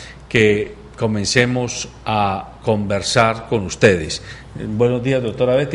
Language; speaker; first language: Spanish; native; Spanish